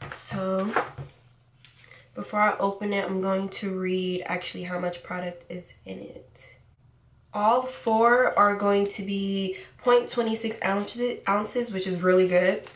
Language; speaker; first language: English; native; English